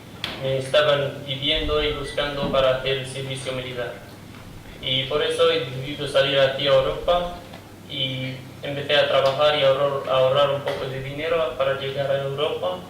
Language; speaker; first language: Spanish; non-native, fluent; Kurdish